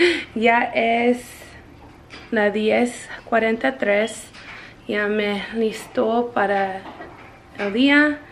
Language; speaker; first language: Spanish; early bilingual, heritage; Spanish